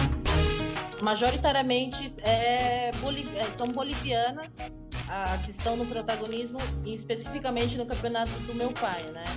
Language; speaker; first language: Portuguese; early bilingual, other home language; Spanish